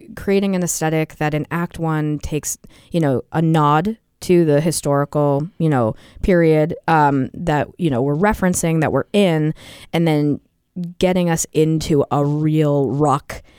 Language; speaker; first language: English; native; English